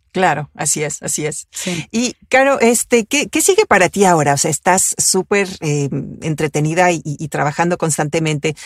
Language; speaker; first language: Spanish; early bilingual, other home language; Italian